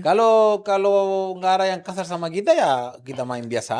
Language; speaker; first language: Indonesian; non-native, fluent; Spanish